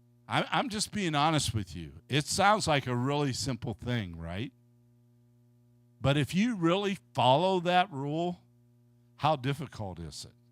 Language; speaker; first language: English; native; English